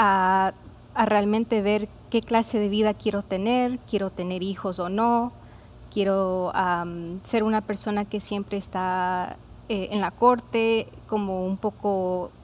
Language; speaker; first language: Spanish; early bilingual, heritage; Spanish